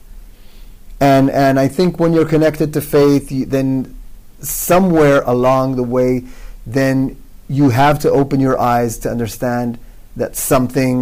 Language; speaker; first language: English; non-native, fluent; Hebrew